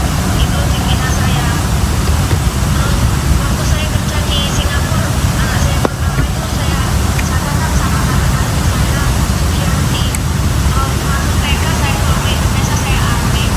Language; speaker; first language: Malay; non-native, local second language; Javanese